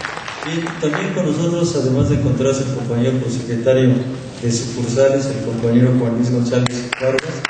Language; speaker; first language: Spanish; native; Spanish